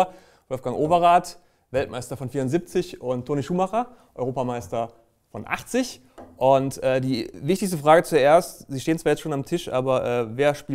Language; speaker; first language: German; native; German